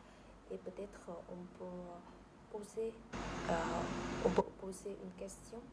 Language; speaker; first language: French; non-native, learner; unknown